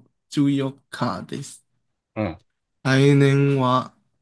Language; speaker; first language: Japanese; non-native, learner; Chinese